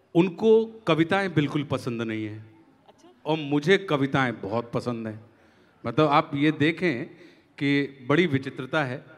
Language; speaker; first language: Hindi; native; Hindi